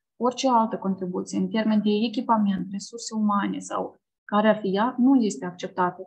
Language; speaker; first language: Romanian; native; Romanian